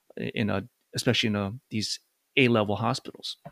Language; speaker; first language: English; native; English